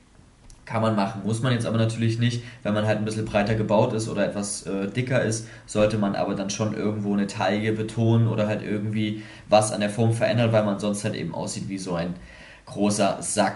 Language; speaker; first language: German; native; German